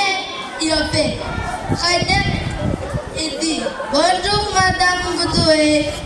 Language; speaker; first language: French; non-native, learner; Kinyarwanda